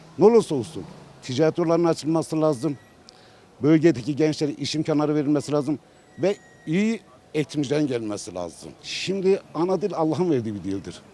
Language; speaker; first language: Turkish; non-native, local second language; Kurdish